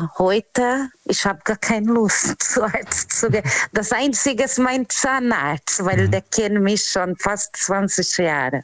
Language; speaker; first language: German; non-native, learner; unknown